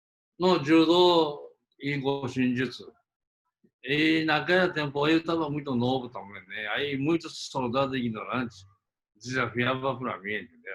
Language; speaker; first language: Portuguese; early bilingual, other home language; Japanese